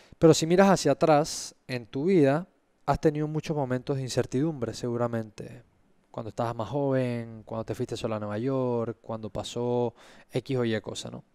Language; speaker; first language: Spanish; native; Spanish